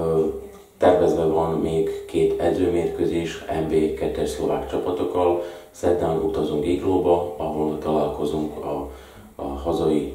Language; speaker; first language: Hungarian; non-native, fluent; Slovak